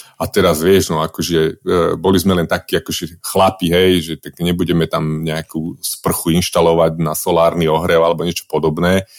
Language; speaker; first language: Slovak; native; Slovak